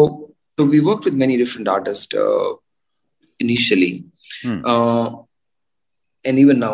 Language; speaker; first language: English; non-native, local second language; Gujarati